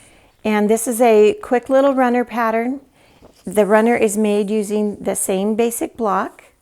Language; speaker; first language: English; native; English